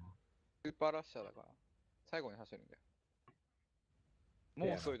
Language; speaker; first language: Japanese; native; Japanese